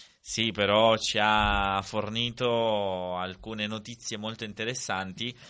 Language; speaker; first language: Italian; native; Italian